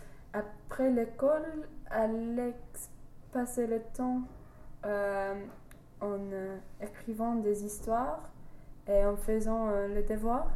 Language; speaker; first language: French; non-native, fluent; English